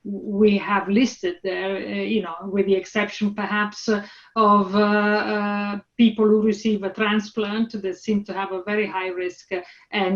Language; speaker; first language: English; non-native, fluent; Italian